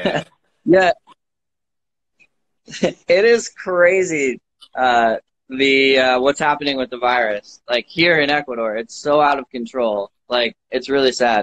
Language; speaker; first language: English; non-native, fluent; Spanish